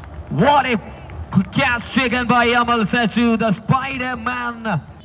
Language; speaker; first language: English; non-native, local second language; Malayalam